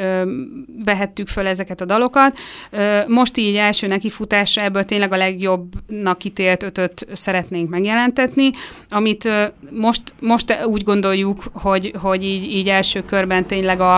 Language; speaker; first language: Hungarian; native; Hungarian